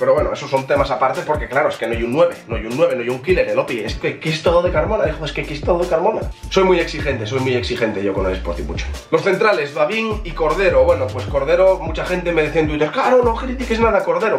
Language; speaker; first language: Spanish; native; Spanish